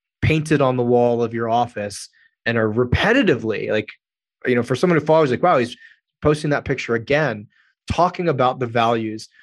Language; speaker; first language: English; native; English